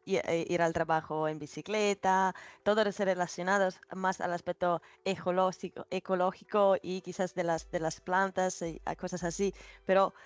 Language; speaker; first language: Spanish; non-native, fluent; Italian